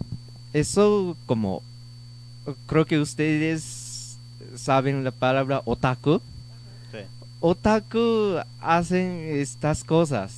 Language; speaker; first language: Spanish; non-native, learner; Japanese